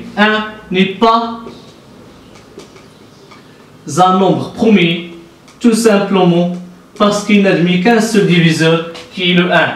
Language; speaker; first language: French; non-native, local second language; Arabic